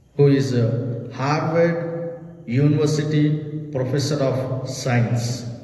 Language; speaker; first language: English; non-native, local second language; Telugu